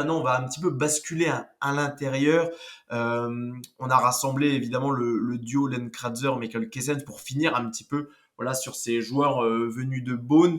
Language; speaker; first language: French; native; French